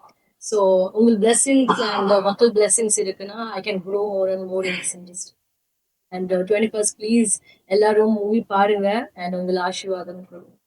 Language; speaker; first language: Tamil; non-native, learner; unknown